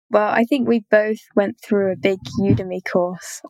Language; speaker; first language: English; native; English